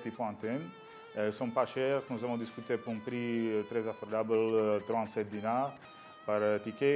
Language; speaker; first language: French; non-native, learner; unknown